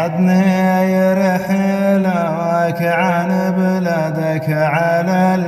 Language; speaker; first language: Arabic; native; Arabic